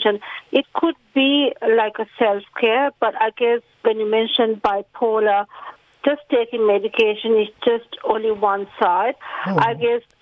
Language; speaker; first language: English; non-native, local second language; Sinhala